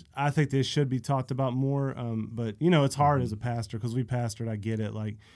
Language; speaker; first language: English; native; English